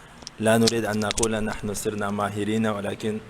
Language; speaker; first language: Arabic; non-native, fluent; Malay